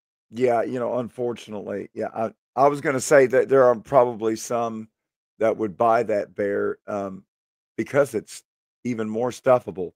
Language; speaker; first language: English; native; English